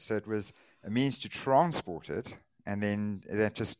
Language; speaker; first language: English; native; English